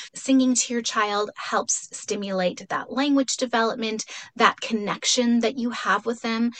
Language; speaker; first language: English; non-native, fluent; Spanish